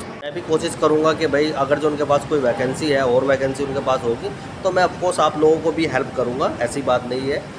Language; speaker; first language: Hindi; native; Hindi